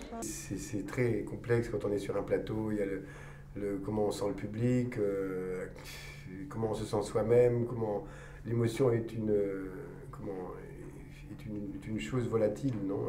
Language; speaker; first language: French; native; French